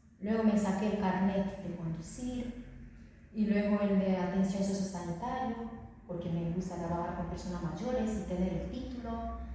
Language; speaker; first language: Spanish; non-native, fluent; Romanian